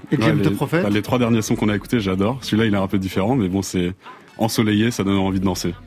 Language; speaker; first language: French; native; French